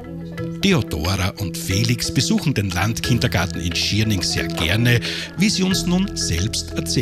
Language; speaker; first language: German; native; German